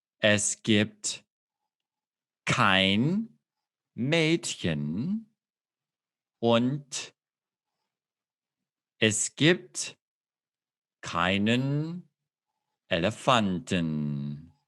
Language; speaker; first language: German; non-native, fluent; English